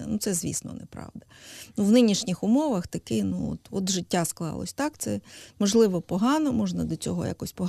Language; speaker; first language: Ukrainian; native; Ukrainian